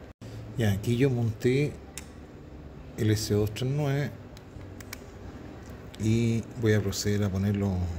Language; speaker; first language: Spanish; native; Spanish